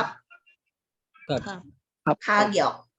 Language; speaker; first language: Korean; non-native, fluent; Filipino